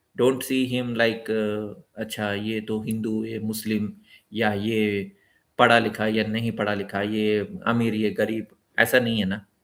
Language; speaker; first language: Hindi; non-native, local second language; Telugu